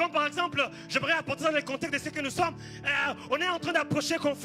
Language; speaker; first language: French; native; French